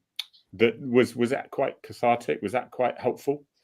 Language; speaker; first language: English; native; English